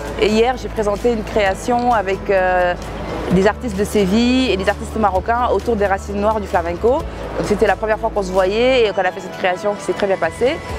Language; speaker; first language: French; non-native, local second language; Wolof